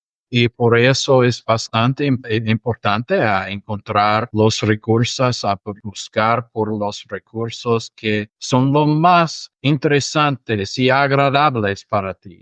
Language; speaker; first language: Spanish; non-native, fluent; English